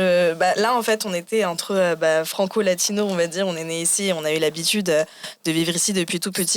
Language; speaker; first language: French; early bilingual, other home language; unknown